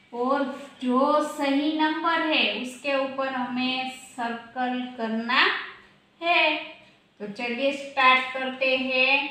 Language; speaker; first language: Hindi; non-native, local second language; Gujarati